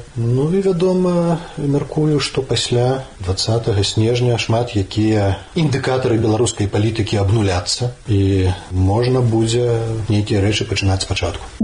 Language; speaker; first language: Belarusian; native; Belarusian